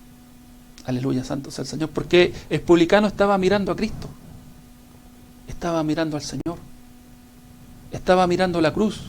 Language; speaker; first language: Spanish; native; Spanish